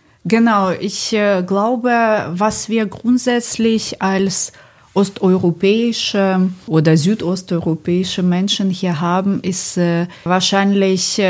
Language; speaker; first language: German; non-native, fluent; Ukrainian